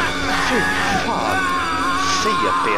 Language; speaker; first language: Swedish; native; Swedish